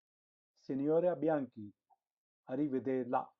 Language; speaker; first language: Italian; non-native, fluent; Hindi